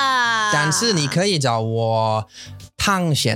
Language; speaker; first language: Chinese; non-native, learner; English